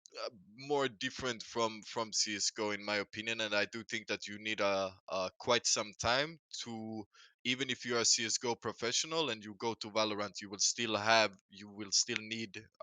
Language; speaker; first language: English; non-native, fluent; Swedish